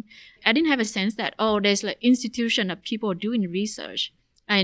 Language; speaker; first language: English; non-native, fluent; Vietnamese